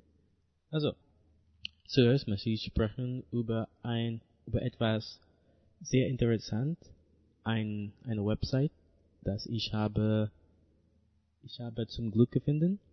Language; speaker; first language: German; non-native, learner; English